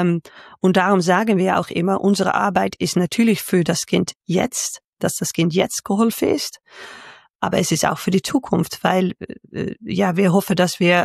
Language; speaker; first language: German; non-native, fluent; Dutch